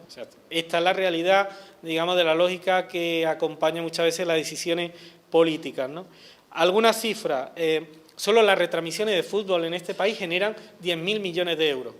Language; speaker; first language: Spanish; native; Spanish